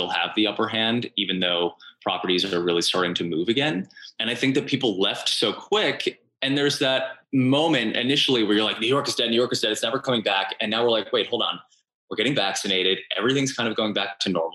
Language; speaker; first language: English; native; English